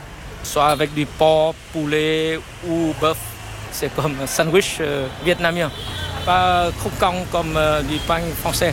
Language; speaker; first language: French; non-native, fluent; Vietnamese